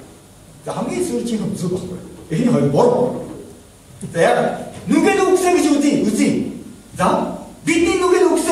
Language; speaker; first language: Mongolian; non-native, fluent; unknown